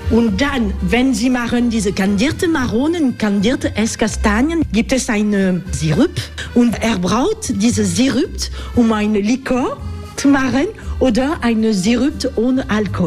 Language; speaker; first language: German; non-native, learner; French